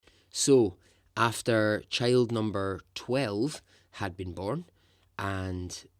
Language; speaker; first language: English; native; English